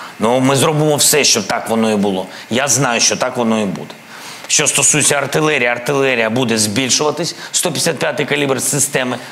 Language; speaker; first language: Ukrainian; non-native, local second language; Russian